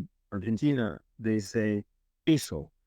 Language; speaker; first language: English; non-native, learner; Spanish